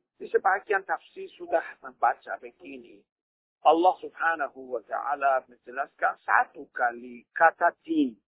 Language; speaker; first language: Indonesian; non-native, fluent; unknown